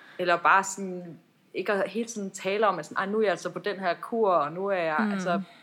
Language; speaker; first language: Danish; early bilingual, other home language; Persian